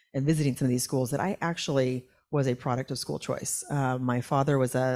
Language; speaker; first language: English; native; English